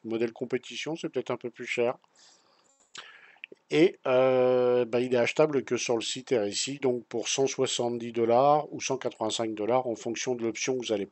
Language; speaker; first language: French; native; French